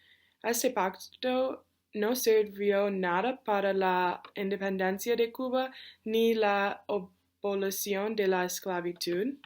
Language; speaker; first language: Spanish; non-native, learner; English